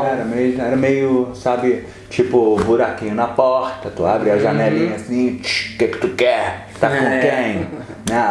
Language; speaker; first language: Portuguese; early bilingual, other home language; English